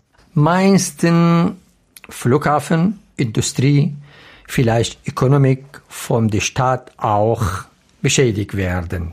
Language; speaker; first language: German; non-native, learner; Arabic